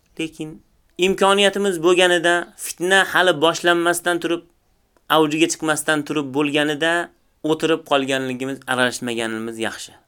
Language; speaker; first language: Uzbek; native; Uzbek